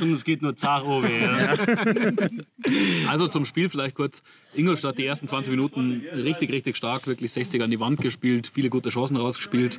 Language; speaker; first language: German; native; German